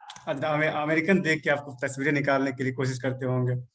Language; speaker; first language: Hindi; native; Hindi